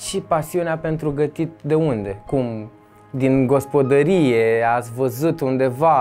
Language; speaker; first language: Romanian; native; Romanian